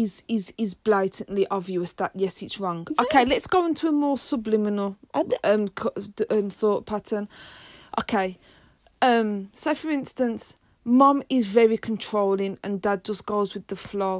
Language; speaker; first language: English; native; English